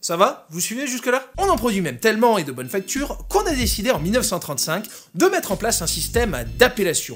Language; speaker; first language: French; native; French